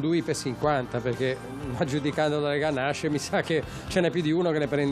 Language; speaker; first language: Italian; native; Italian